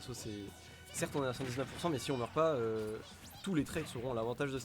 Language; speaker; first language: French; native; French